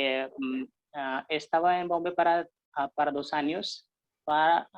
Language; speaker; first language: Spanish; non-native, fluent; Hindi